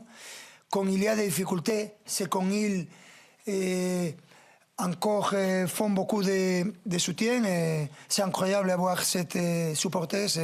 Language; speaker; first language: French; non-native, fluent; Spanish